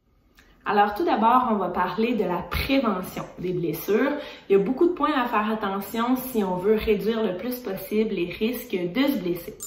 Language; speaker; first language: French; native; French